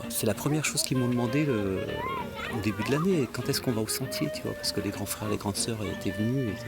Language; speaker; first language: French; native; French